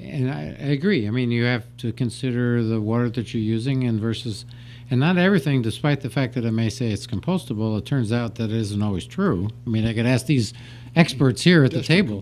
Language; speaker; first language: English; native; English